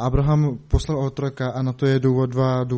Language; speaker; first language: Czech; non-native, learner; Mongolian